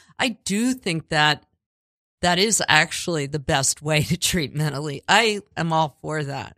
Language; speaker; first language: English; native; English